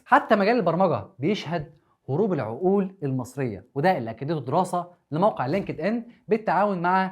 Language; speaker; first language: Arabic; native; Arabic